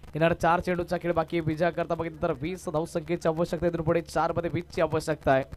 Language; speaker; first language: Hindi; non-native, local second language; Marathi